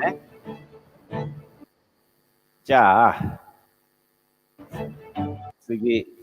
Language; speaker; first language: Japanese; non-native, fluent; English